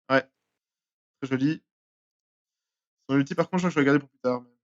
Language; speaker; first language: French; native; French